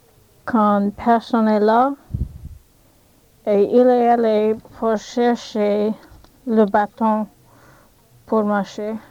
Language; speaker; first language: French; non-native, learner; English